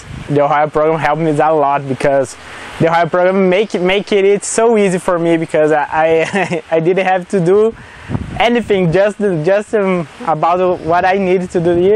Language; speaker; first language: English; non-native, learner; Portuguese